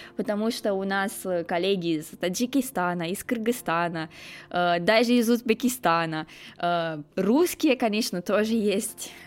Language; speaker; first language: Russian; non-native, fluent; Romanian